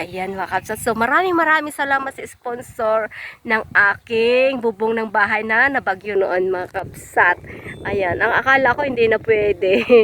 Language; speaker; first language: Filipino; non-native, local second language; Iloko